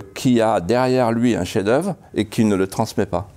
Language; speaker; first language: French; native; French